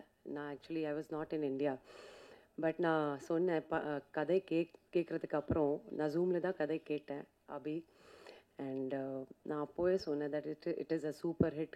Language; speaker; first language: Tamil; non-native, fluent; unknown